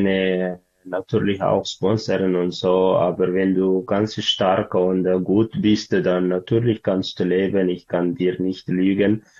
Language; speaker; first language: German; non-native, learner; Tigrinya